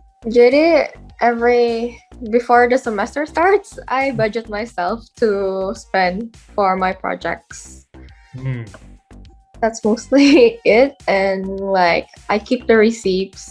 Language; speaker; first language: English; non-native, fluent; Indonesian